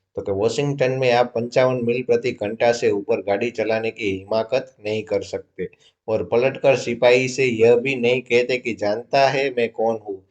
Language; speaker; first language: Hindi; non-native, local second language; Gujarati